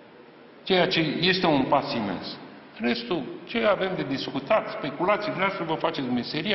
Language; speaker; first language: Romanian; native; Romanian